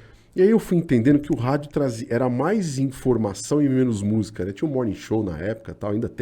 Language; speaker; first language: Portuguese; native; Portuguese